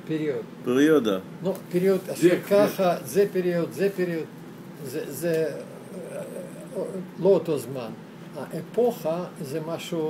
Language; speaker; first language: Hebrew; non-native, learner; Russian